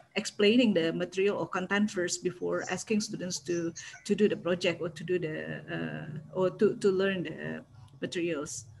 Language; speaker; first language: English; non-native, fluent; Indonesian